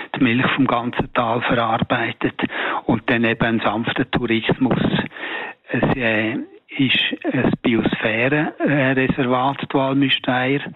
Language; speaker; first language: German; native; German